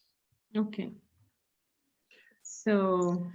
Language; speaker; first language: English; non-native, fluent; French